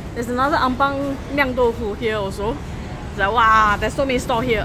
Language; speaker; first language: English; non-native, local second language; Chinese